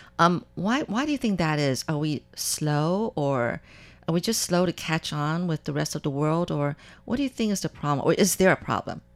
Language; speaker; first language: English; non-native, fluent; Chinese